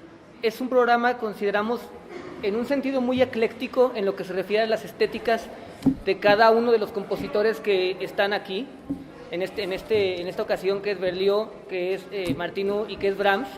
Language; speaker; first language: Spanish; native; Spanish